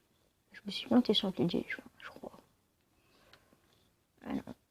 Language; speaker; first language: French; native; French